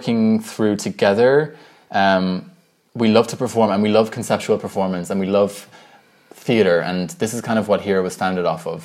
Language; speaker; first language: English; native; English